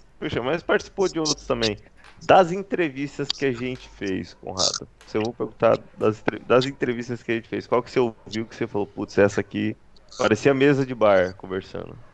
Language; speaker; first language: Portuguese; native; Portuguese